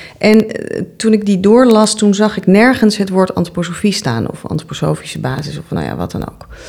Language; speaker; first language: Dutch; native; Dutch